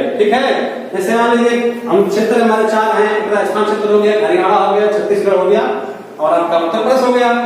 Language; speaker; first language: Hindi; native; Hindi